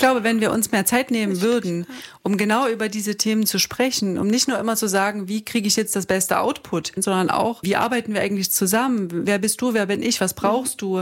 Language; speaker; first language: German; native; German